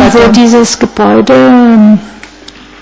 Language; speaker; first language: German; non-native, fluent; Italian